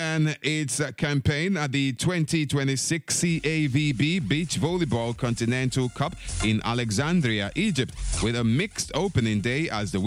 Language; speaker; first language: English; non-native, local second language; Yoruba